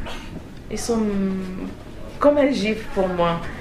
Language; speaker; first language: French; non-native, learner; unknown